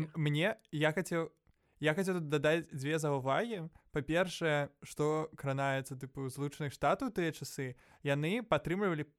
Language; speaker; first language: Belarusian; non-native, local second language; Russian